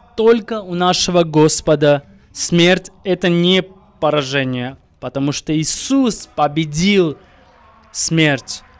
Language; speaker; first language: Russian; non-native, local second language; Armenian